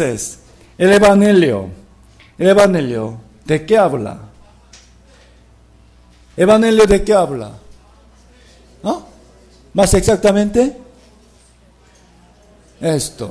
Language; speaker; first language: Spanish; non-native, fluent; Korean